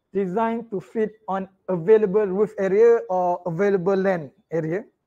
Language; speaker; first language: English; non-native, local second language; Malay